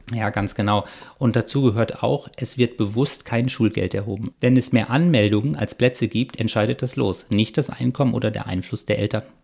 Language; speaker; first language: German; native; German